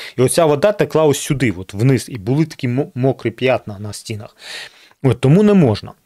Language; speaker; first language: Ukrainian; non-native, local second language; Russian